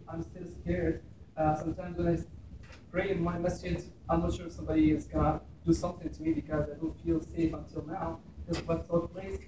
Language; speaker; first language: English; non-native, fluent; Arabic